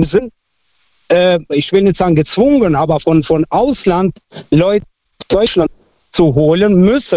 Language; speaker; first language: German; non-native, fluent; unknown